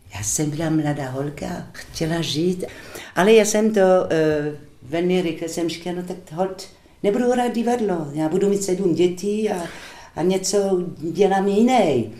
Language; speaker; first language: Czech; non-native, fluent; French